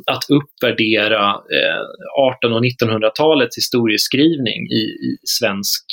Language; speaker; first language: Swedish; native; Swedish